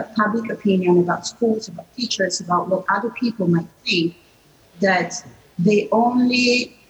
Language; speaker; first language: English; non-native, fluent; Italian